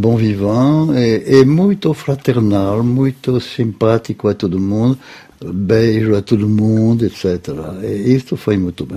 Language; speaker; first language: Portuguese; non-native, fluent; French